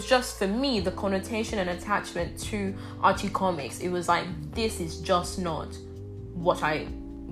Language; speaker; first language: English; non-native, local second language; Yoruba